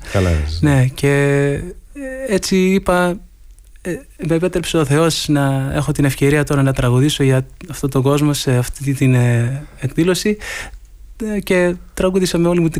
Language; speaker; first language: Greek; early bilingual, heritage; Greek